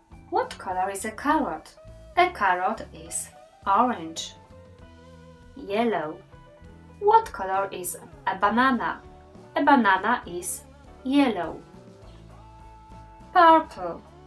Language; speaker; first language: English; non-native, fluent; Polish